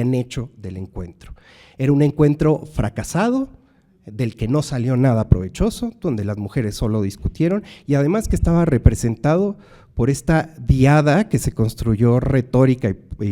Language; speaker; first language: Spanish; native; Spanish